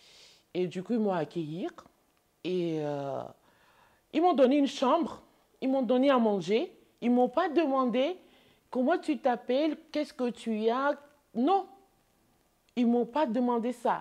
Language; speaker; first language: French; non-native, fluent; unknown